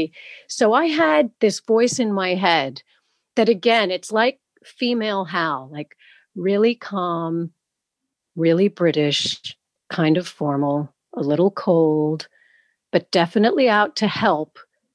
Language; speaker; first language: English; native; English